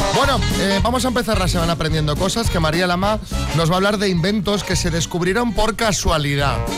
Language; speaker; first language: Spanish; native; Spanish